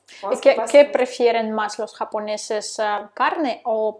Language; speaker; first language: Spanish; non-native, fluent; Russian